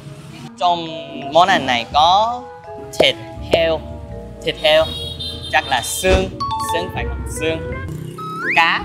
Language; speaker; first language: Vietnamese; early bilingual, other home language; Korean